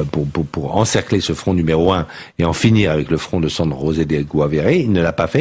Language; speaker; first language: French; native; French